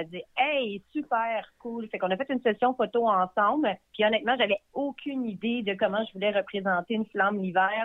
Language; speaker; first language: French; native; French